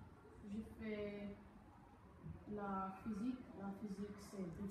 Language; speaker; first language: French; non-native, learner; English